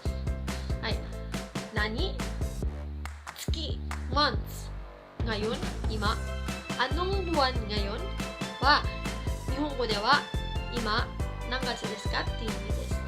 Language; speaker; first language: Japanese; non-native, fluent; Cebuano